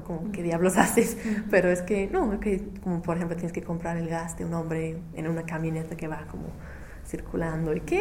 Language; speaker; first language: Spanish; non-native, fluent; English